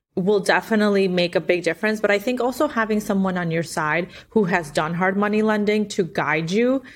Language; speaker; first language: English; non-native, fluent; Spanish